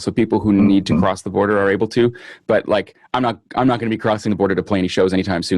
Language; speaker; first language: English; native; English